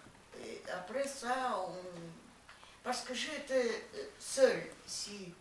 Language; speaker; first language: French; non-native, fluent; Russian